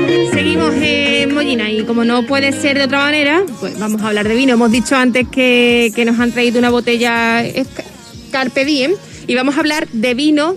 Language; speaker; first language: Spanish; native; Spanish